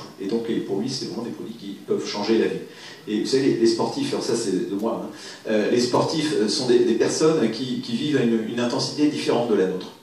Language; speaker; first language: French; native; French